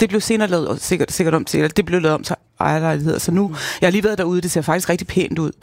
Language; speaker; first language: Danish; native; Danish